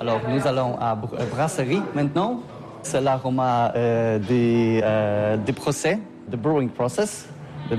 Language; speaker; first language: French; non-native, learner; Polish